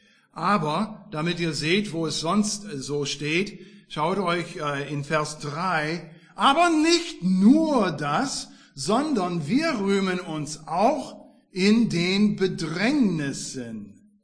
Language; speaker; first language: German; non-native, fluent; English